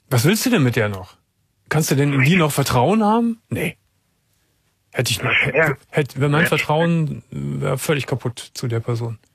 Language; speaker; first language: German; native; German